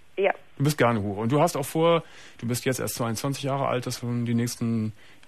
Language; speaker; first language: German; native; German